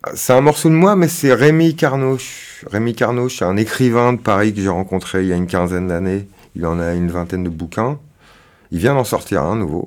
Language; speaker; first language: French; native; French